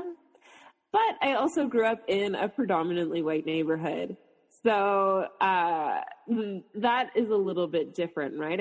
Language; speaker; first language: English; native; English